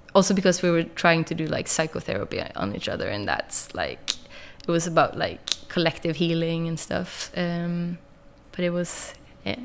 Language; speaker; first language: English; non-native, fluent; Norwegian